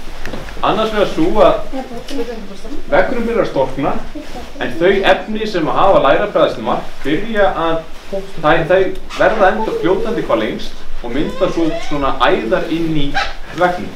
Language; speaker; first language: Icelandic; native; Icelandic